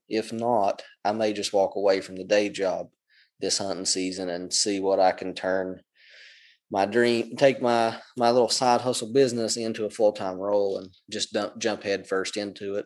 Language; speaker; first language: English; native; English